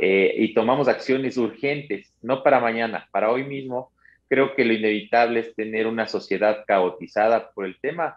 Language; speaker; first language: Spanish; native; Spanish